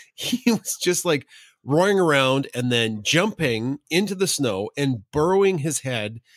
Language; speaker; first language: English; native; English